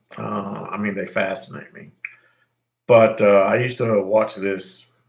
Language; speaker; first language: English; native; English